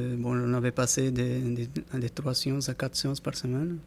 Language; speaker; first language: French; non-native, fluent; Spanish